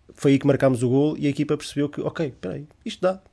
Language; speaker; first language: Portuguese; native; Portuguese